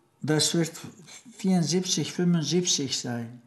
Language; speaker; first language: German; non-native, fluent; Turkish